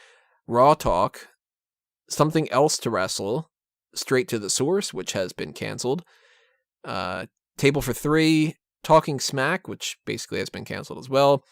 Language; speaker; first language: English; native; English